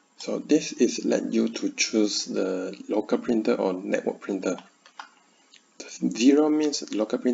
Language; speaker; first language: English; non-native, learner; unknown